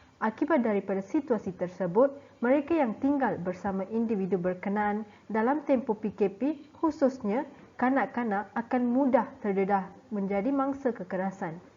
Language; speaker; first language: Malay; non-native, local second language; Tamil